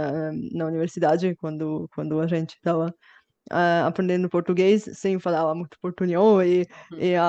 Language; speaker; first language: Portuguese; non-native, fluent; Bulgarian